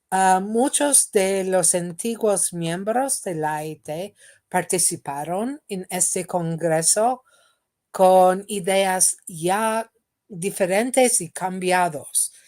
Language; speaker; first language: Spanish; non-native, fluent; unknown